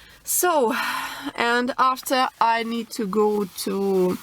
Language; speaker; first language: English; non-native, local second language; Russian